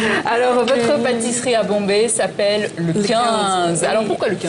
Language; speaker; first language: French; native; French